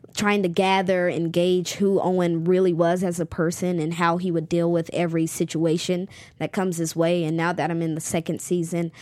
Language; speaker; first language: English; native; English